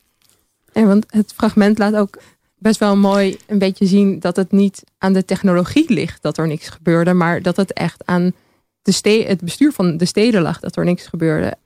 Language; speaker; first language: Dutch; native; Dutch